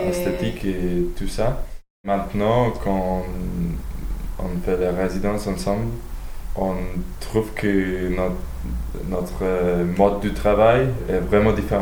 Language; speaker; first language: French; non-native, fluent; Polish